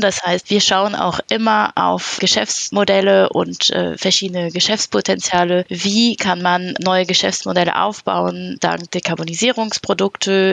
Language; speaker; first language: German; non-native, fluent; French